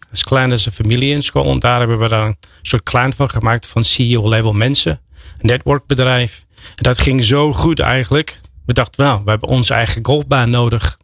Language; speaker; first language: Dutch; non-native, fluent; English